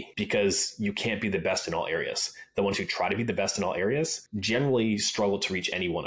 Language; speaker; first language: English; native; English